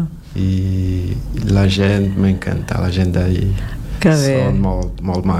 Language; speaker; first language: Catalan; non-native, learner; Portuguese